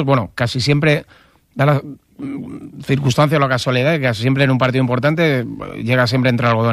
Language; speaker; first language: Spanish; native; Spanish